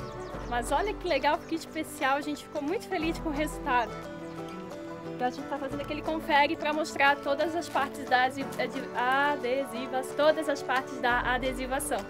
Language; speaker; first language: Portuguese; native; Portuguese